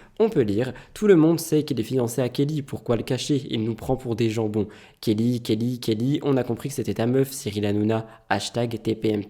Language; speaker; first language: French; native; French